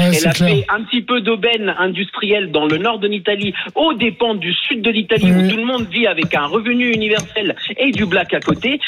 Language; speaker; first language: French; early bilingual, other home language; Italian